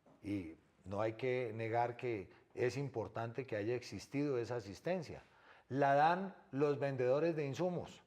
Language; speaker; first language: Spanish; native; Spanish